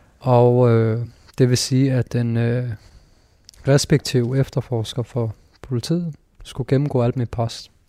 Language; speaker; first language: Danish; early bilingual, other home language; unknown